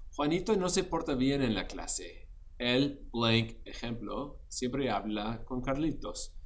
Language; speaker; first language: Spanish; non-native, fluent; English